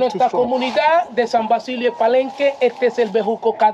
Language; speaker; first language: Spanish; native; Spanish